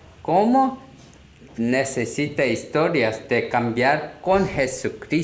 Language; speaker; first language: Spanish; non-native, learner; Korean